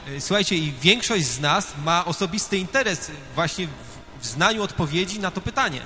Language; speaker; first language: Polish; native; Polish